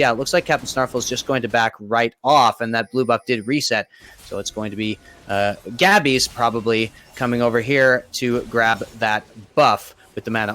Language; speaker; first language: English; native; English